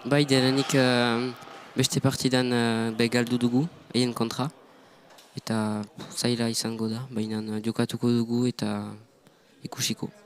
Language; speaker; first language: Basque; non-native, local second language; French